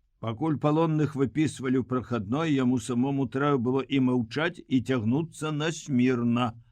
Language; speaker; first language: Belarusian; native; Belarusian